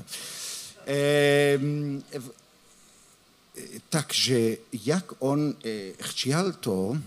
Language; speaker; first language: Polish; non-native, learner; Hebrew